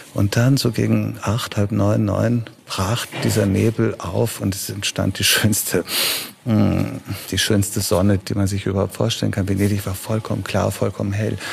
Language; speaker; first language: German; native; German